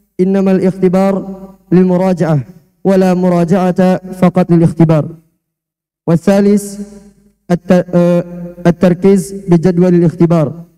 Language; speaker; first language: Arabic; non-native, fluent; Indonesian